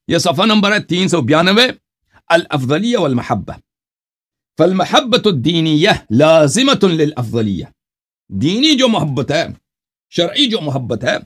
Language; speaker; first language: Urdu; non-native, local second language; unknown